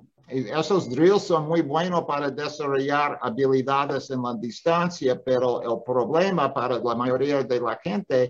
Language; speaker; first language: Spanish; non-native, fluent; English